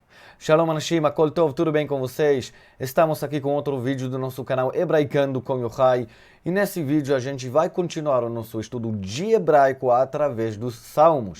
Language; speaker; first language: Portuguese; non-native, fluent; Hebrew